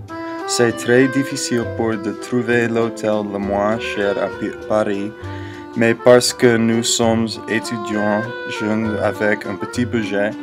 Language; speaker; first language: French; non-native, learner; English